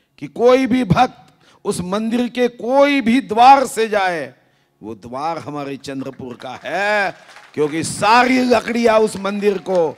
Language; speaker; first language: Hindi; non-native, local second language; Marathi